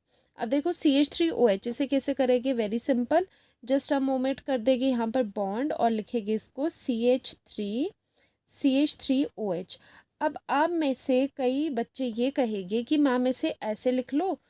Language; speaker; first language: Hindi; native; Hindi